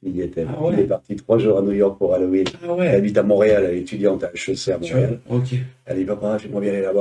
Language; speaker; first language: French; native; French